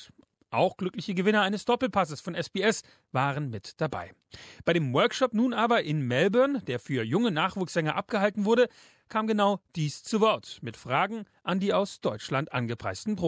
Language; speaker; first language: German; native; German